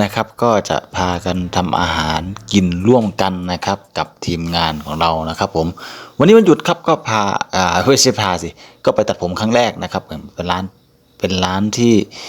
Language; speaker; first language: Thai; native; Thai